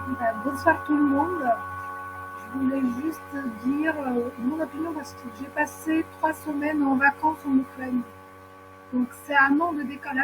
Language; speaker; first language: French; non-native, fluent; Ukrainian